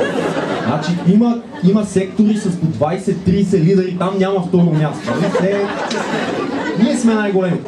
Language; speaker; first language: Bulgarian; native; Bulgarian